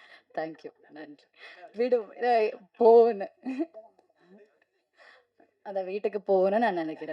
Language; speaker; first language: Tamil; non-native, learner; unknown